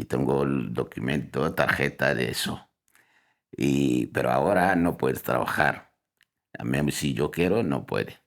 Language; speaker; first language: Spanish; non-native, fluent; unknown